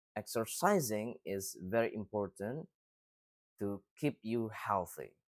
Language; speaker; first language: English; non-native, fluent; Indonesian